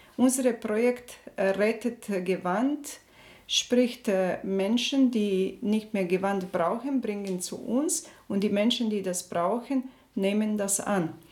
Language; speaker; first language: German; non-native, learner; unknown